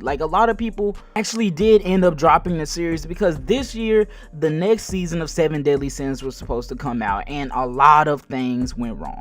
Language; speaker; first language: English; native; English